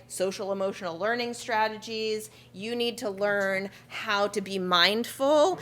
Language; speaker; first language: English; native; English